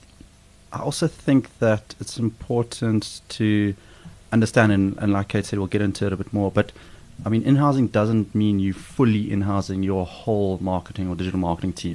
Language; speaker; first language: English; native; English